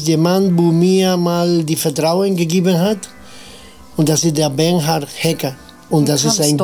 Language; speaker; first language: German; non-native, fluent; Spanish